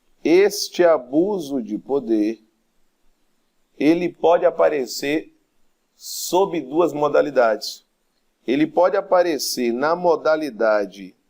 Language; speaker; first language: Portuguese; native; Portuguese